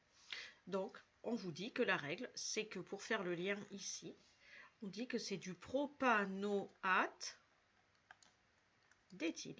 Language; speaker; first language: French; native; French